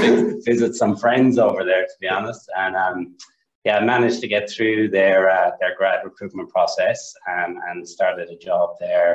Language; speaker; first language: English; native; English